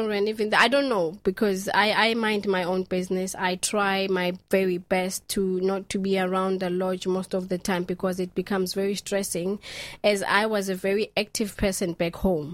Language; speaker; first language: English; non-native, local second language; Southern Sotho